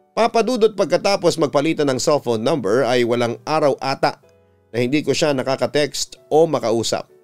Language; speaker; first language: Filipino; native; Filipino